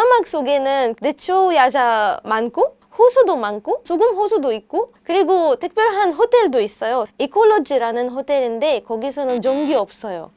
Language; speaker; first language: Korean; non-native, fluent; Arabic